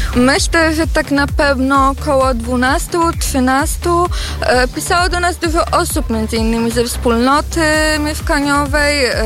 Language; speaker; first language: Polish; native; Polish